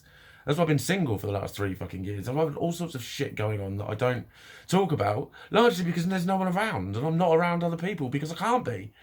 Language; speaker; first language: English; native; English